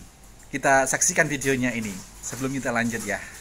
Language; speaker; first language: Indonesian; native; Indonesian